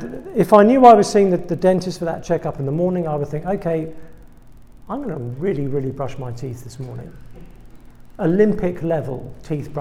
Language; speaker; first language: English; native; English